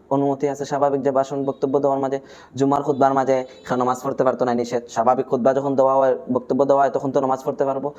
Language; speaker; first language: Bangla; non-native, local second language; Sylheti